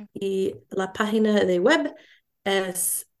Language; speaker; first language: Spanish; non-native, learner; English